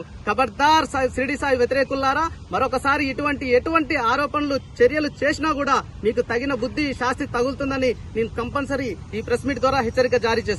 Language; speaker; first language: Telugu; native; Telugu